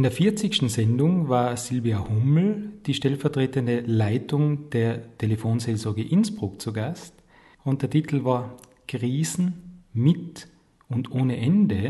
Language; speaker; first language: German; native; German